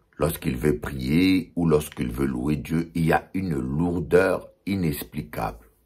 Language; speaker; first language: French; non-native, local second language; Lingala